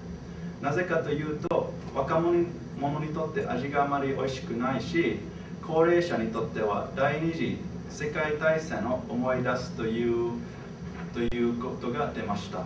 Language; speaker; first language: Japanese; non-native, fluent; English